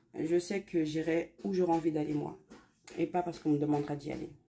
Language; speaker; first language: French; native; French